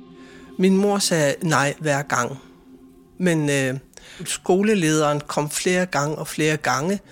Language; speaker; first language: Swedish; non-native, fluent; Kalaallisut